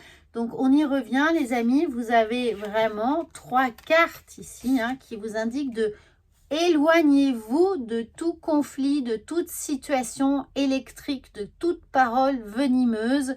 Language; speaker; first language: French; native; French